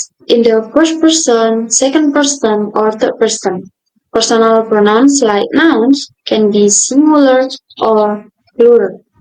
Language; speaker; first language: English; non-native, local second language; Indonesian